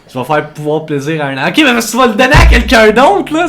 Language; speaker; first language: French; native; French